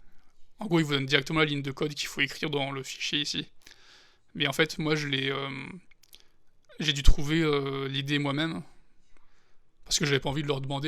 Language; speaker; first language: French; native; French